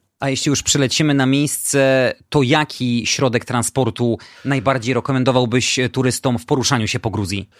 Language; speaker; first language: Polish; native; Polish